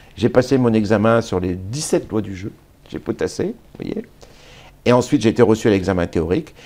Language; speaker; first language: French; native; French